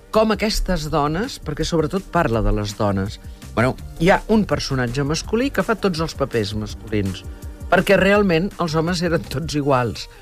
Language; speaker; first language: Catalan; early bilingual, heritage; Catalan